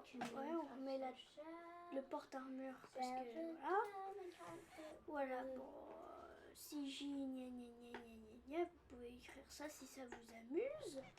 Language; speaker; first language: French; native; French